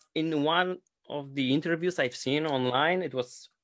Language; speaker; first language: English; non-native, fluent; Polish